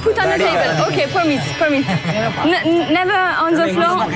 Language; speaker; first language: English; non-native, learner; French